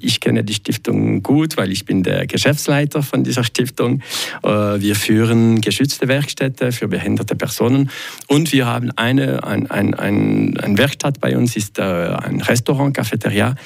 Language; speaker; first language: German; non-native, local second language; French